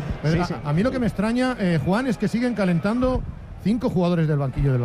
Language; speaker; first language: Spanish; native; Spanish